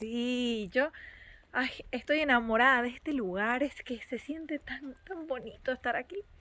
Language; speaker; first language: Spanish; native; Spanish